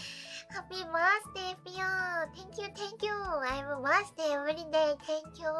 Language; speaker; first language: English; non-native, learner; Japanese